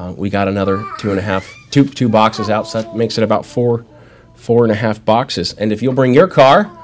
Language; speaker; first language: English; native; English